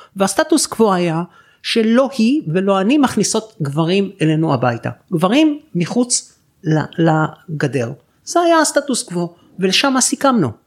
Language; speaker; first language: Hebrew; native; Hebrew